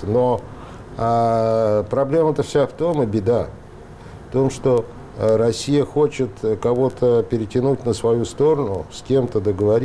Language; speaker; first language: Russian; native; Russian